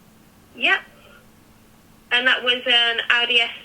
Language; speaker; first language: English; native; English